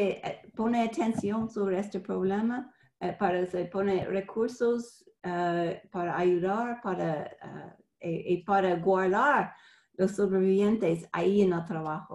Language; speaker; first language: Spanish; non-native, fluent; English